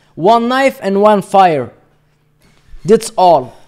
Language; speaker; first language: English; non-native, learner; German